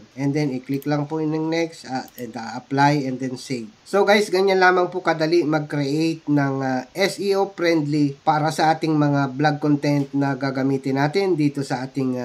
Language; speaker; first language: Filipino; native; Filipino